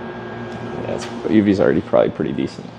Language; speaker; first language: English; native; English